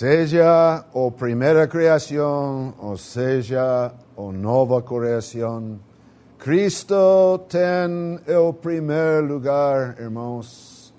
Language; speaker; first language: Portuguese; non-native, learner; Spanish